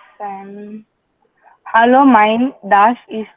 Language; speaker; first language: German; non-native, learner; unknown